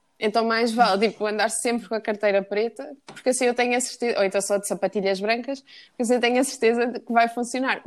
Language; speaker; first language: Portuguese; native; Portuguese